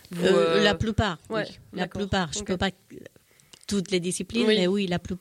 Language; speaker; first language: French; native; French